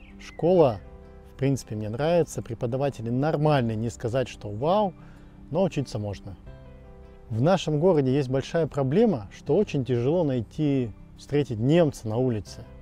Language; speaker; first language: Russian; native; Russian